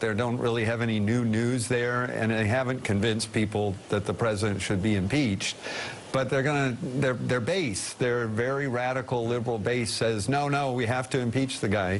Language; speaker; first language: English; native; English